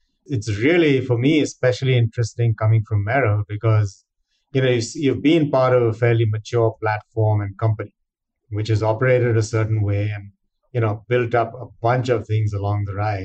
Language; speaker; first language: English; non-native, local second language; Hindi